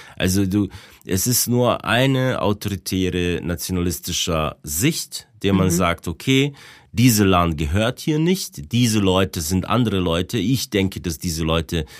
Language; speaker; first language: German; non-native, fluent; Bosnian